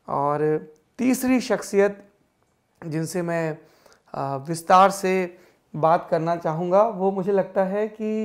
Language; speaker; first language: Hindi; native; Hindi